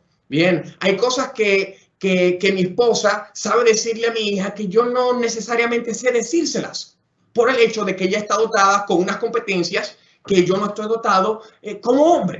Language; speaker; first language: Spanish; native; Spanish